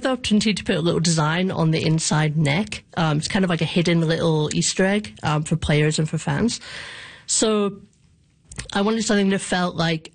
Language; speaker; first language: English; native; English